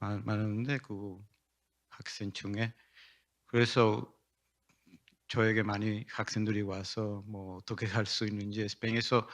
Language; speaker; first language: Korean; non-native, learner; Spanish